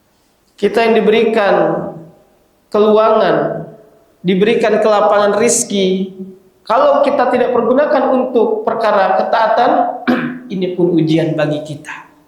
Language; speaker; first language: Indonesian; native; Indonesian